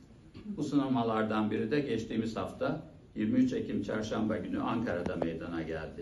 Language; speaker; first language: Turkish; native; Turkish